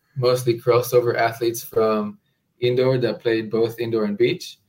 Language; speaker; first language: English; non-native, fluent; Hebrew